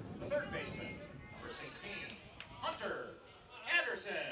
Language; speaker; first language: English; native; English